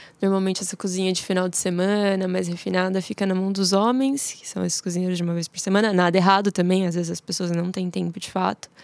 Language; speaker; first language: Portuguese; native; Portuguese